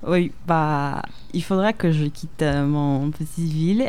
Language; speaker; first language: French; non-native, fluent; Slovak